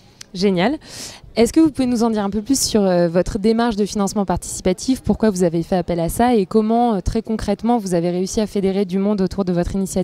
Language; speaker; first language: French; native; French